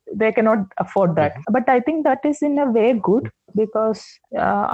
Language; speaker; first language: English; non-native, local second language; Malayalam